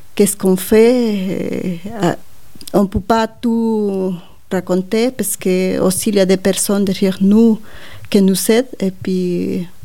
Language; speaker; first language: French; non-native, learner; Spanish